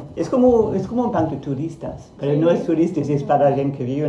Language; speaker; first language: Catalan; non-native, fluent; Spanish